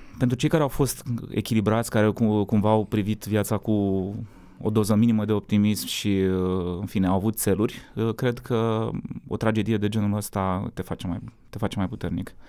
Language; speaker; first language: Romanian; native; Romanian